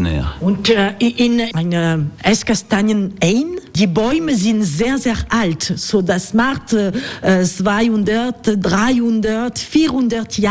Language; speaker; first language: German; non-native, learner; French